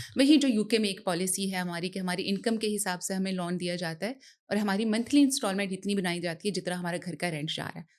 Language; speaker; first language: Urdu; native; Urdu